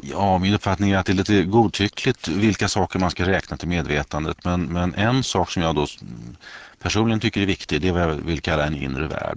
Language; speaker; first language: Swedish; native; Swedish